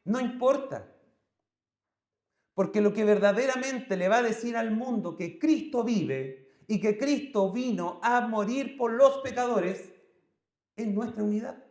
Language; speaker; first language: Spanish; native; Spanish